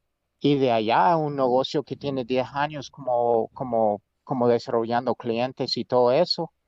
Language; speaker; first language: Spanish; non-native, fluent; English